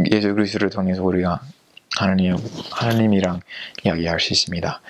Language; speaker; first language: Korean; non-native, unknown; English